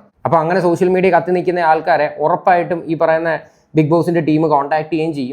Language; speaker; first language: Malayalam; native; Malayalam